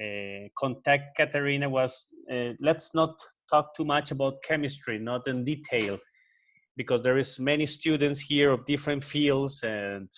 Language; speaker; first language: English; non-native, fluent; Spanish